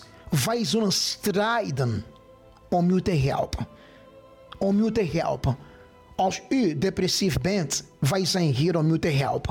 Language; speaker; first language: Dutch; non-native, fluent; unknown